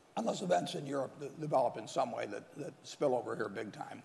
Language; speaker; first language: English; native; English